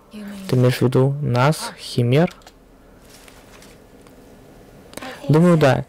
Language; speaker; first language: Russian; native; Russian